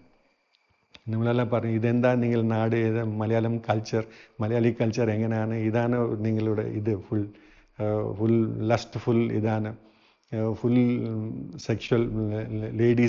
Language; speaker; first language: Malayalam; non-native, fluent; Hindi